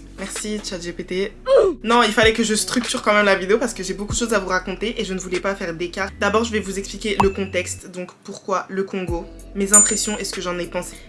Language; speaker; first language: French; early bilingual, other home language; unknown